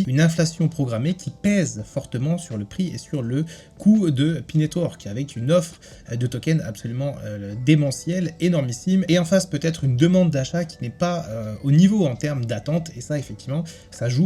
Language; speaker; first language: French; native; French